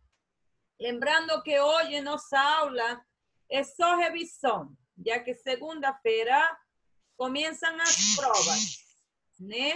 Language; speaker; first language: Spanish; non-native, fluent; Portuguese